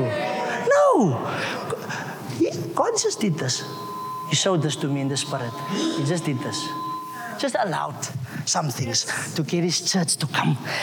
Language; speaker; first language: English; non-native, local second language; Afrikaans